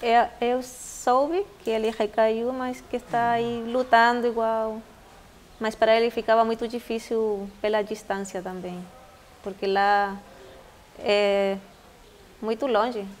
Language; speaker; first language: Portuguese; non-native, fluent; Spanish